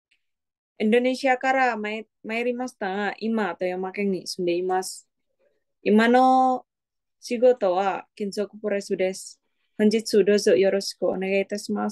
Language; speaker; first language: Japanese; non-native, learner; Indonesian